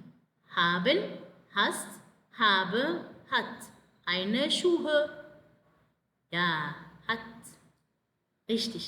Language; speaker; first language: German; non-native, fluent; Arabic